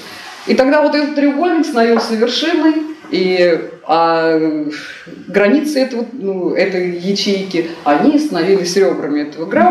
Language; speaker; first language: Russian; native; Russian